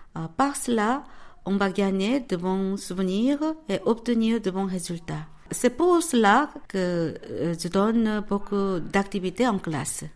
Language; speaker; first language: French; non-native, fluent; Korean